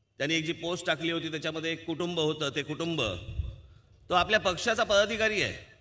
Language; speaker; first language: Marathi; native; Marathi